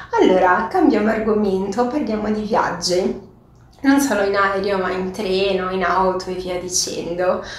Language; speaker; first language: Italian; non-native, fluent; Portuguese